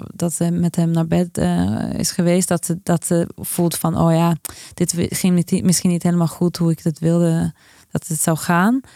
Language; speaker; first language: Dutch; non-native, fluent; Norwegian